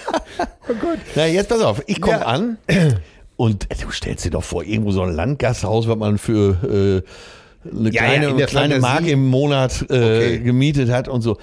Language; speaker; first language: German; native; German